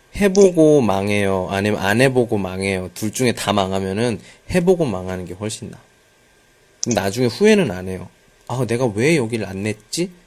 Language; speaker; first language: Korean; native; Korean